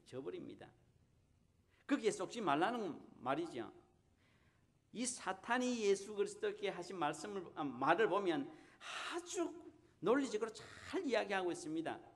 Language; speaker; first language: Korean; native; Korean